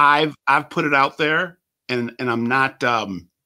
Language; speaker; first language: English; native; English